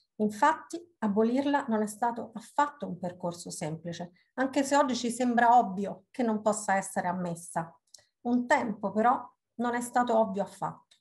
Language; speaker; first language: Italian; native; Italian